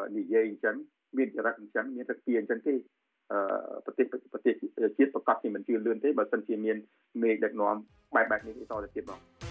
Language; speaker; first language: Khmer; native; Khmer